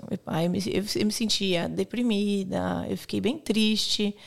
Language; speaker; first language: Portuguese; native; Portuguese